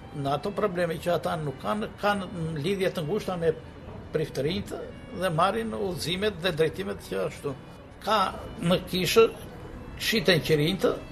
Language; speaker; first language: Albanian; native; Albanian